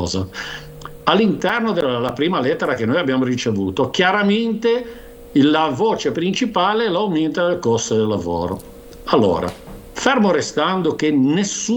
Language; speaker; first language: Italian; native; Italian